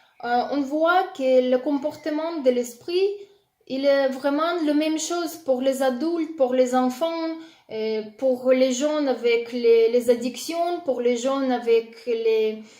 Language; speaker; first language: French; non-native, learner; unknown